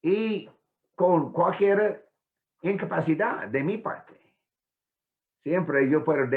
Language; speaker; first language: Spanish; non-native, fluent; English